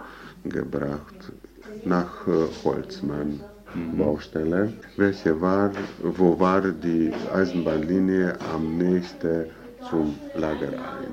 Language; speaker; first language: German; non-native, fluent; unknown